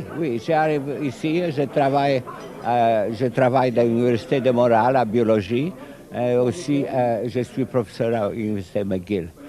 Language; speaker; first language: French; non-native, fluent; Polish